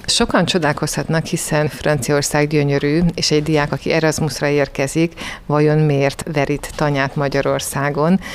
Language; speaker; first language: Hungarian; native; Hungarian